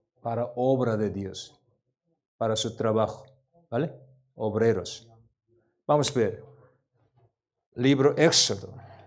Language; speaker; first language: Spanish; non-native, learner; Korean